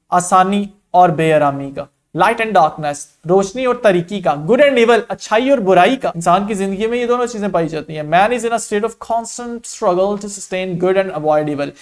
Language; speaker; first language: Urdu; non-native, local second language; Punjabi